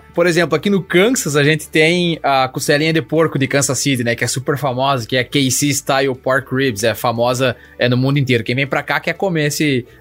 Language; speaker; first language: Portuguese; native; Portuguese